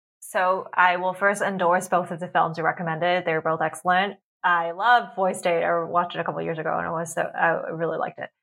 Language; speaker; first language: English; early bilingual, other home language; Cantonese